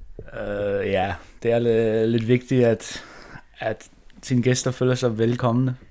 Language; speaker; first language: Danish; non-native, local second language; Faroese